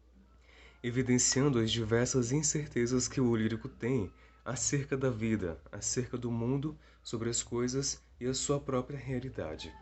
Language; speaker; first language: Portuguese; native; Portuguese